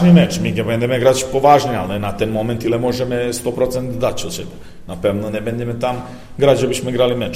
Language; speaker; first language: Polish; non-native, learner; Serbian